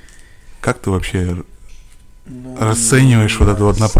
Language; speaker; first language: Russian; native; Russian